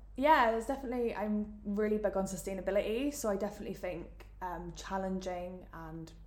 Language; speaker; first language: English; native; English